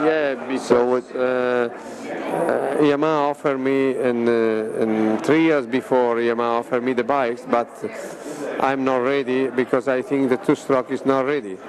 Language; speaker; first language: English; non-native, learner; Italian